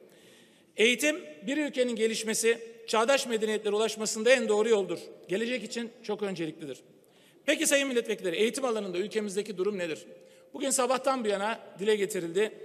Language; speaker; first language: Turkish; native; Turkish